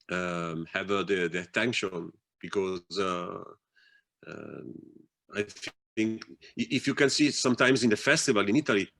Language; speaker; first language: English; non-native, fluent; Italian